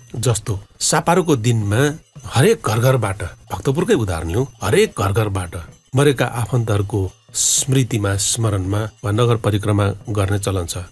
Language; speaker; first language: Nepali; non-native, local second language; Newari